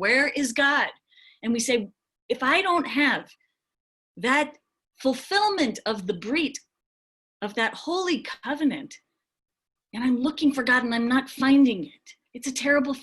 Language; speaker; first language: English; native; English